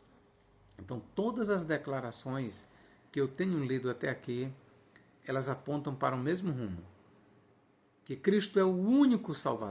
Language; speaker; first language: Portuguese; native; Portuguese